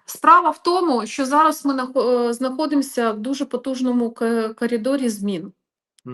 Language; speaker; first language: Ukrainian; non-native, local second language; Russian